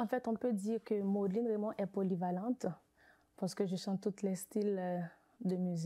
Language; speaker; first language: French; non-native, local second language; Haitian Creole